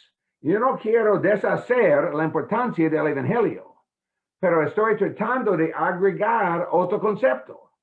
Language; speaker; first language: Spanish; non-native, fluent; English